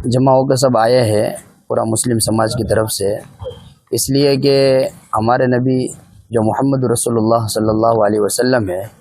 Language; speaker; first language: Urdu; non-native, local second language; Gujarati